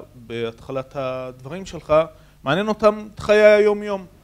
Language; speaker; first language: Hebrew; native; Hebrew